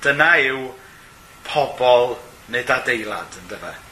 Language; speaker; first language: Welsh; native; Welsh